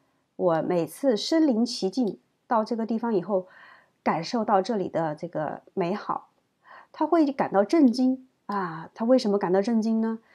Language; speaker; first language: Chinese; native; Chinese